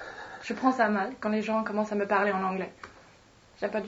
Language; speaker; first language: French; non-native, fluent; Swedish